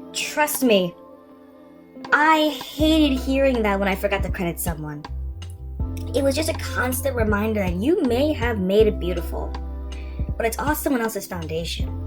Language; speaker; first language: English; native; English